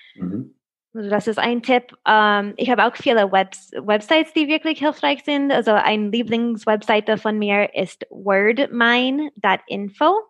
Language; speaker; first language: German; non-native, fluent; English